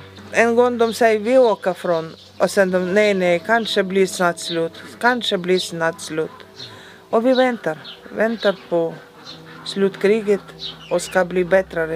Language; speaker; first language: Swedish; early bilingual, heritage; Swedish